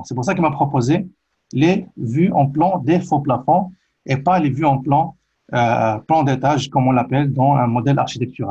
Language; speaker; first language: French; native; French